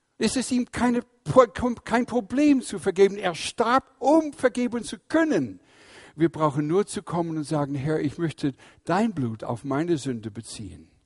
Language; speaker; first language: German; non-native, fluent; English